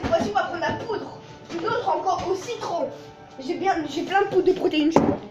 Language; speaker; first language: French; native; French